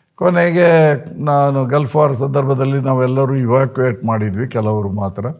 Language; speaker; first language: Kannada; non-native, local second language; Konkani